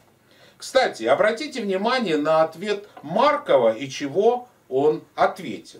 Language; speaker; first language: Russian; native; Russian